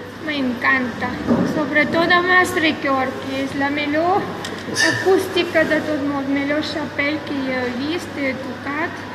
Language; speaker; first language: Catalan; non-native, fluent; Russian